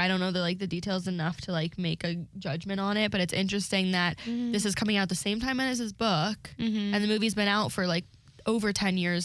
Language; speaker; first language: English; native; English